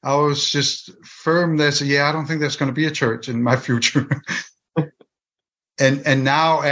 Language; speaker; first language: English; non-native, fluent; Danish